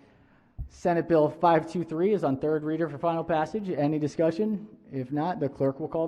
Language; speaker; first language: English; native; English